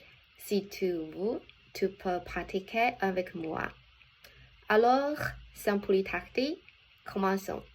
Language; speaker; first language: French; non-native, learner; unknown